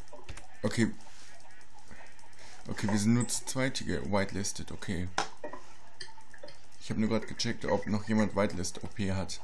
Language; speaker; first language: German; native; German